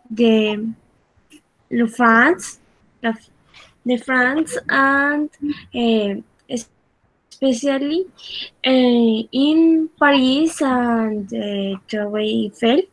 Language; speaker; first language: English; non-native, learner; Spanish